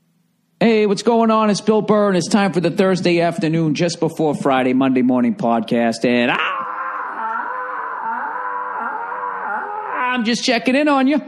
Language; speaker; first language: English; native; English